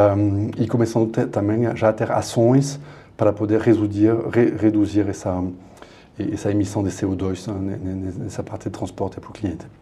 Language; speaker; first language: Portuguese; non-native, fluent; French